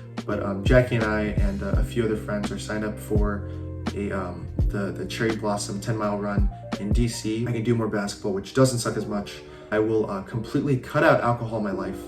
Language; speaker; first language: English; early bilingual, other home language; Chinese